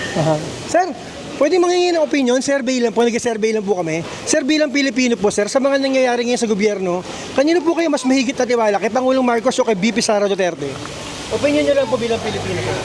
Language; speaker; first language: Filipino; native; Filipino